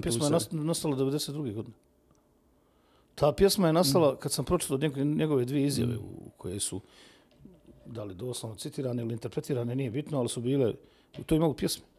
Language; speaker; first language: Serbian; native; Serbian